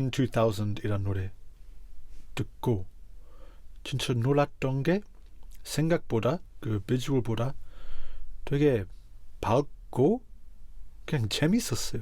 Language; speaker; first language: Korean; non-native, fluent; English